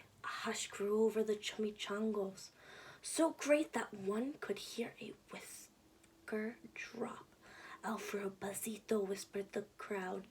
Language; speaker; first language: English; native; English